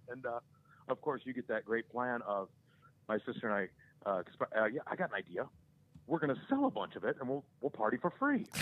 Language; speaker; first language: English; native; English